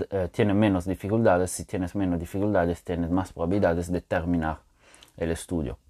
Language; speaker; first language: Spanish; non-native, fluent; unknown